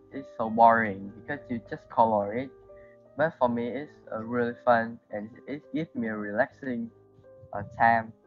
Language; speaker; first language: English; non-native, learner; Vietnamese